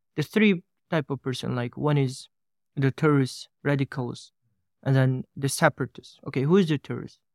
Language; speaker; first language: English; non-native, fluent; Uyghur